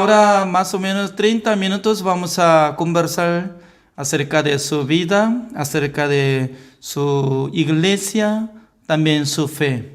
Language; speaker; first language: Spanish; non-native, learner; Korean